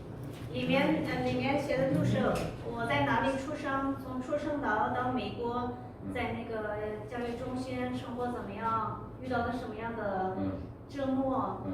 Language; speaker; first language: Chinese; non-native, local second language; Uyghur